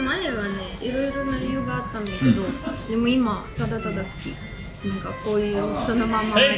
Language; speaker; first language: Japanese; non-native, fluent; Russian